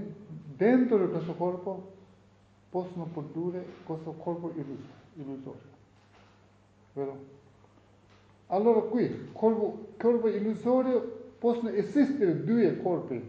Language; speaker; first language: Italian; non-native, learner; Tibetan